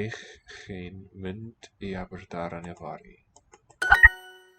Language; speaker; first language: Welsh; non-native, learner; English